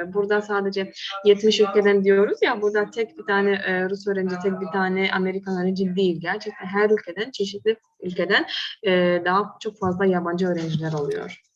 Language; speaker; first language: Turkish; non-native, fluent; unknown